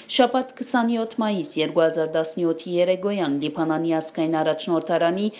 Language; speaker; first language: Armenian; early bilingual, heritage; Armenian